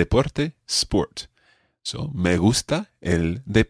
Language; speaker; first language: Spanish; non-native, fluent; English